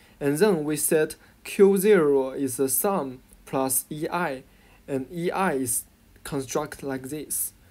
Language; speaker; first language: English; non-native, fluent; Chinese